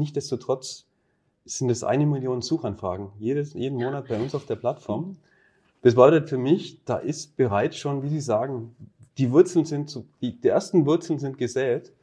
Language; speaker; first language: German; native; German